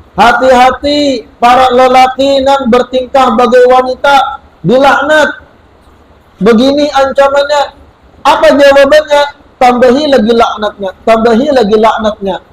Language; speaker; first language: Malay; native; Malay